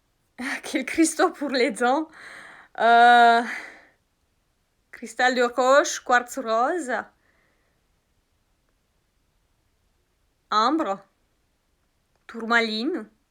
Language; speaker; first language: French; native; French